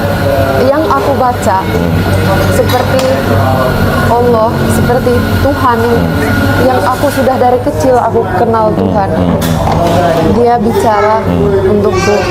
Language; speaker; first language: Indonesian; non-native, fluent; Finnish